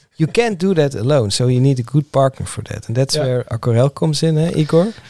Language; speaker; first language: English; non-native, fluent; Dutch